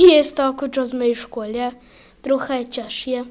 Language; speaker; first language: Slovak; non-native, local second language; Serbian